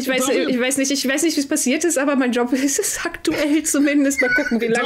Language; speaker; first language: German; native; German